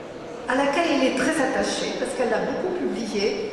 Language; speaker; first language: French; native; French